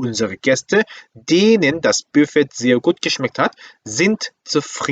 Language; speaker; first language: German; non-native, fluent; Korean